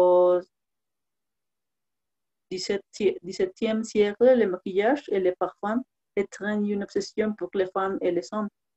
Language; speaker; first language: French; non-native, learner; Spanish